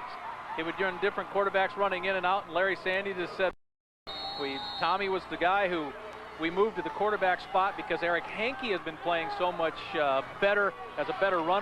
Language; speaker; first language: English; native; English